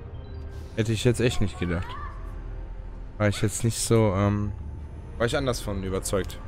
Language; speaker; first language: German; native; German